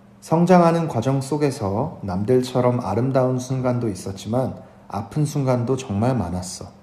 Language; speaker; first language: Korean; native; Korean